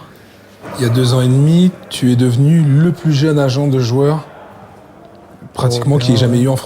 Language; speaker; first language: French; native; French